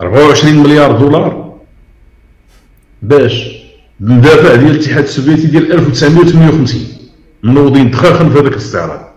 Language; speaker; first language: Arabic; native; Arabic